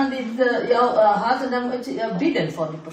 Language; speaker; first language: Dutch; non-native, fluent; Indonesian